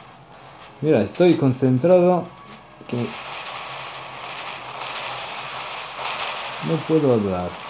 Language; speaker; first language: Spanish; non-native, learner; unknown